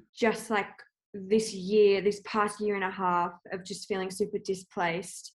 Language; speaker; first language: English; native; English